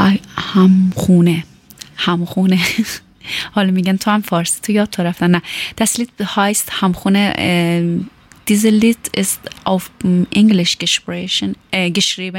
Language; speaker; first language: German; non-native, learner; Persian